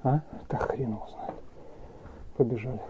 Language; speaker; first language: Russian; native; Russian